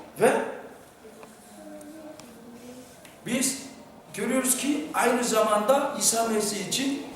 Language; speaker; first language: Turkish; non-native, fluent; Korean